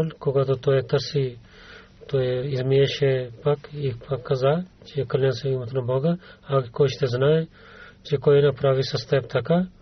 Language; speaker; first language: Bulgarian; non-native, learner; Urdu